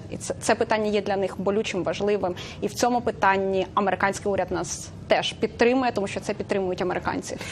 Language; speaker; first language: Ukrainian; native; Ukrainian